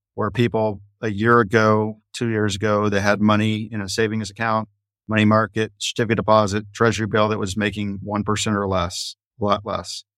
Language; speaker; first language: English; native; English